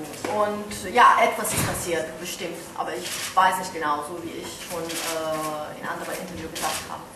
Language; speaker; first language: German; non-native, fluent; Italian